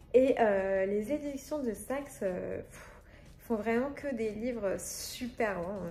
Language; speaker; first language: French; native; French